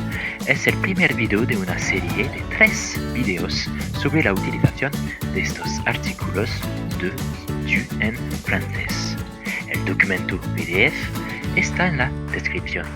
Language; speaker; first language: Spanish; non-native, fluent; French